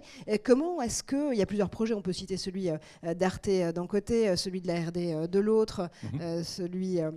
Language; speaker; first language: French; native; French